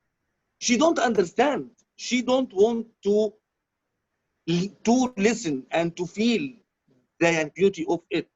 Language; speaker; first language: English; non-native, learner; Arabic